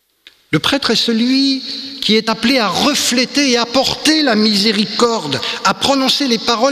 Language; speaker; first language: French; native; French